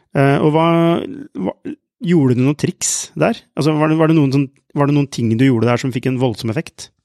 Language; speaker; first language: Norwegian; native; Norwegian